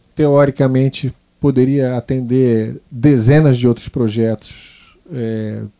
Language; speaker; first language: Portuguese; non-native, fluent; Italian